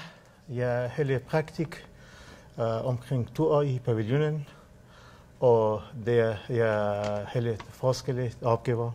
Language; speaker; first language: Danish; non-native, learner; Persian